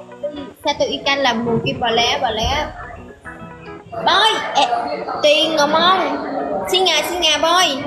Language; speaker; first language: Indonesian; non-native, learner; Vietnamese